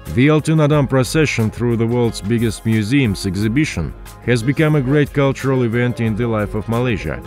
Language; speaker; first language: English; non-native, fluent; Kazakh